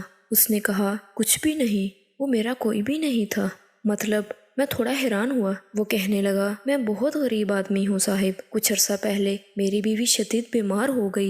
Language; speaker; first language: Urdu; native; Urdu